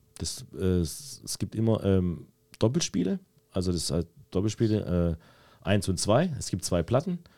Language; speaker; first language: German; early bilingual, other home language; Hungarian